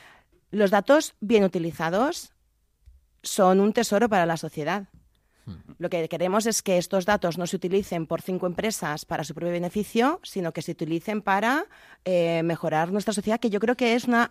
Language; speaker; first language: Spanish; native; Spanish